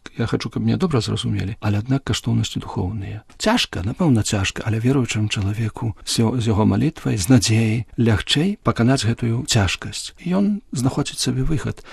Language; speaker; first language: Belarusian; non-native, local second language; Polish